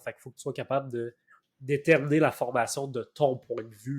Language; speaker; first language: French; native; French